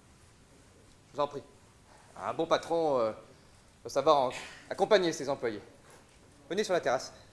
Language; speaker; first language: French; native; French